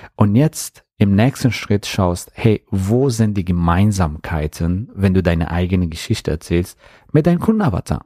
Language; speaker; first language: German; non-native, fluent; Persian